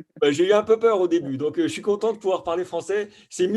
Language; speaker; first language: French; native; French